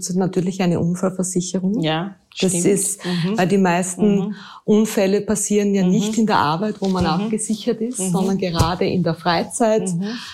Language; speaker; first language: German; native; German